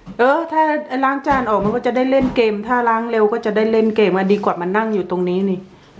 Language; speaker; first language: Thai; native; Thai